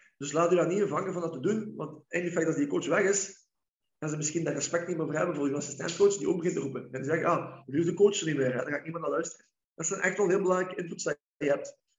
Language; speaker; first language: Dutch; native; Dutch